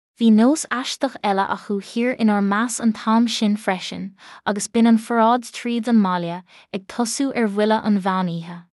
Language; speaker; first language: Irish; native; Irish